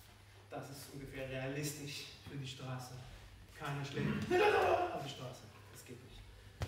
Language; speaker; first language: German; non-native, fluent; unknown